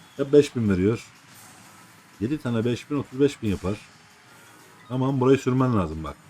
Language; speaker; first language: Turkish; native; Turkish